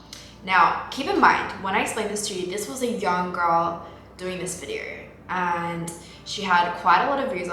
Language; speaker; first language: English; native; English